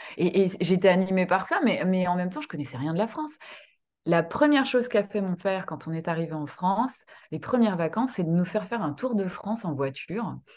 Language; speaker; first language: French; early bilingual, other home language; Kinyarwanda